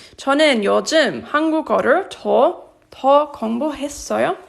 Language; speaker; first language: Korean; non-native, fluent; English